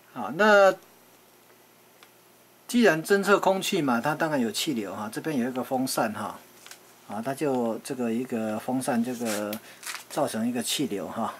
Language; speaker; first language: Chinese; native; Chinese